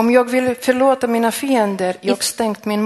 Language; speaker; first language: Swedish; non-native, fluent; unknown